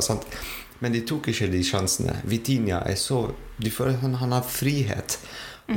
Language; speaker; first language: Norwegian; non-native, fluent; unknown